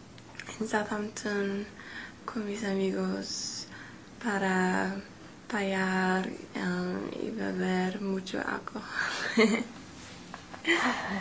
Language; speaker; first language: Spanish; non-native, learner; English